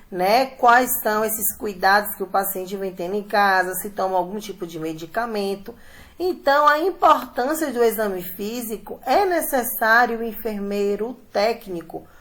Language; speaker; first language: Portuguese; native; Portuguese